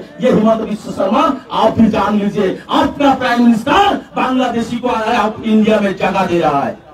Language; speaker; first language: Hindi; non-native, local second language; Bangla